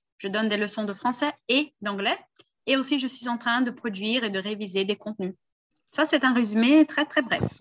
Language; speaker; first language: French; early bilingual, heritage; Portuguese